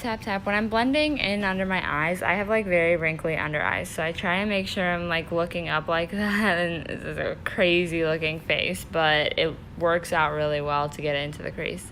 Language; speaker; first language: English; native; English